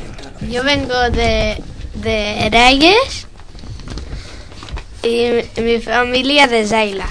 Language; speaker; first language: Catalan; early bilingual, other home language; Arabic